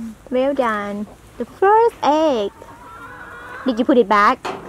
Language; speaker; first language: English; non-native, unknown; Thai